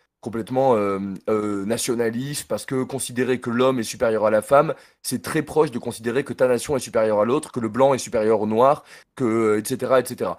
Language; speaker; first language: French; native; French